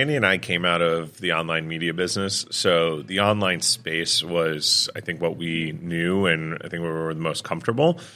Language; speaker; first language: English; native; English